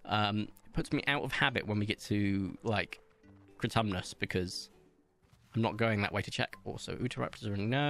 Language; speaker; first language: English; native; English